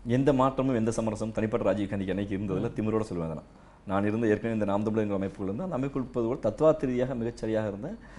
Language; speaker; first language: Tamil; native; Tamil